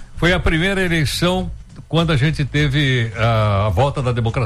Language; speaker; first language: Portuguese; native; Portuguese